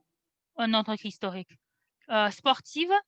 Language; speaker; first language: French; non-native, fluent; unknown